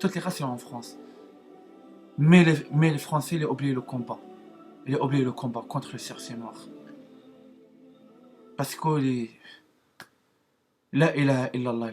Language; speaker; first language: French; non-native, learner; Arabic